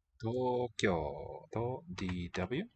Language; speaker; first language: Japanese; non-native, learner; English